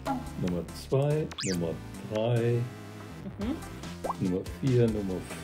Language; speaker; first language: German; native; German